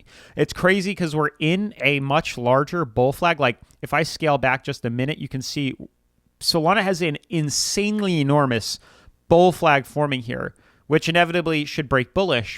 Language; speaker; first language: English; native; English